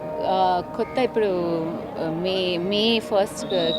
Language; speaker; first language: Telugu; non-native, fluent; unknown